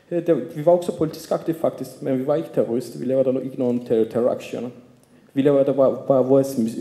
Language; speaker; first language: Danish; non-native, fluent; Turkish